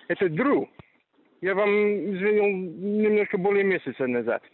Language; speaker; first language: Russian; non-native, learner; English